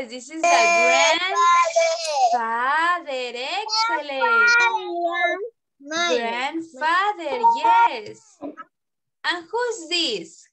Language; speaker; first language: English; non-native, learner; Spanish